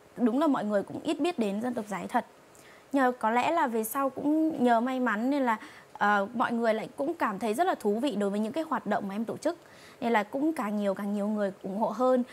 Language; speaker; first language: Vietnamese; non-native, local second language; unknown